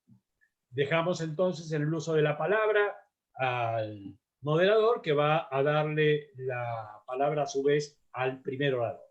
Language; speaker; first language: Spanish; native; Spanish